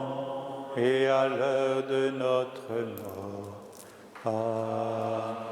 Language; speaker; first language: French; native; French